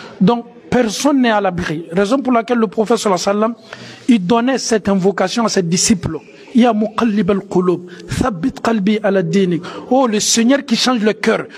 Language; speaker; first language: French; non-native, local second language; Bambara